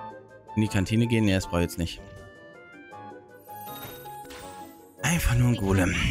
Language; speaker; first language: German; native; German